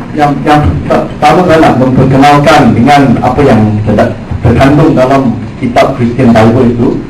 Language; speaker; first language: Malay; non-native, local second language; Chinese